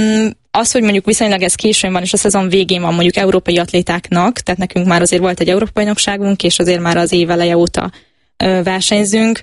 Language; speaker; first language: Hungarian; native; Hungarian